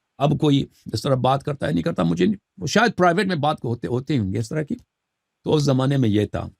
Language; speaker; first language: Urdu; early bilingual, heritage; Urdu